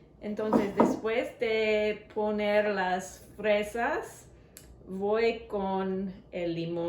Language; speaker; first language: Spanish; non-native, learner; English